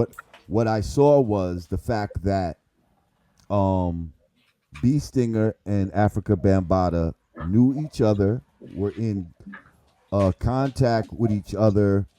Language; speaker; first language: English; native; English